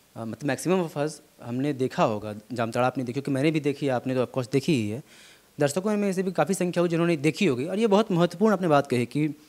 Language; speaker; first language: Hindi; native; Hindi